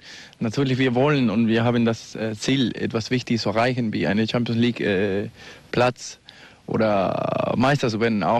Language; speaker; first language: German; non-native, fluent; Spanish